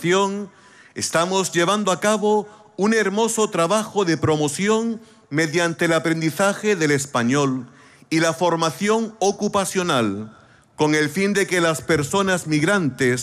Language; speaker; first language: Spanish; native; Spanish